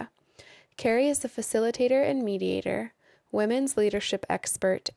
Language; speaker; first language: English; native; English